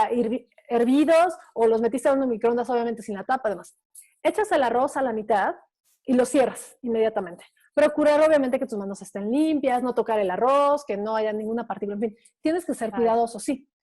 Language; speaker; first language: Spanish; native; Spanish